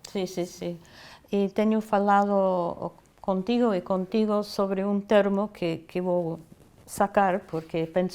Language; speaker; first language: Galician; non-native, fluent; English